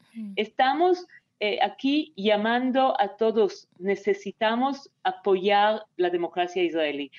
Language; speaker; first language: Spanish; non-native, fluent; Hebrew